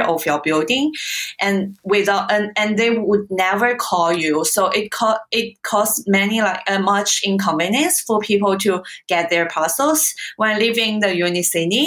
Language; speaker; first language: English; non-native, fluent; Chinese